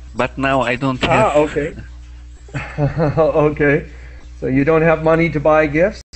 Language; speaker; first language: English; native; English